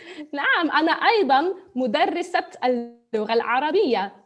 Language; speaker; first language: Arabic; non-native, fluent; Polish